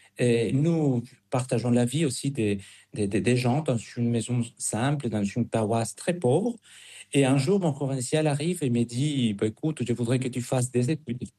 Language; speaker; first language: French; non-native, fluent; Spanish